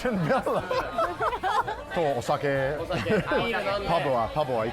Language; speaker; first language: Japanese; non-native, learner; English